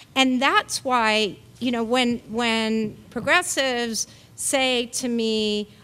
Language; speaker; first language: English; native; English